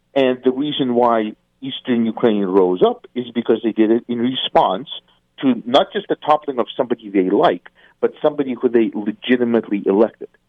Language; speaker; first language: English; non-native, fluent; Russian